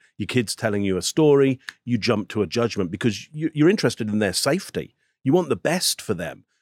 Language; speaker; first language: English; native; English